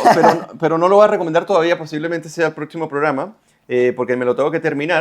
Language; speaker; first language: Spanish; native; Spanish